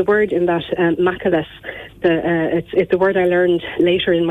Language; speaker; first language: English; native; English